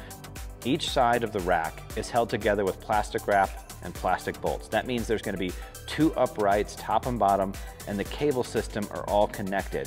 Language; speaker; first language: English; native; English